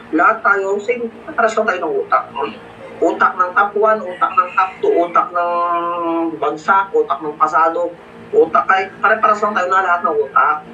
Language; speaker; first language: Filipino; non-native, local second language; Hiligaynon